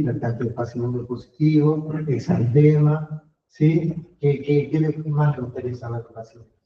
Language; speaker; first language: Spanish; native; Spanish